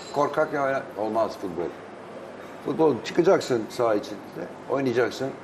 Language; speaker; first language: Turkish; non-native, fluent; Albanian